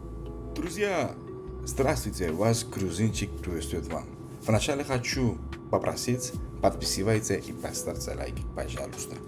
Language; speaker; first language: Russian; non-native, learner; Georgian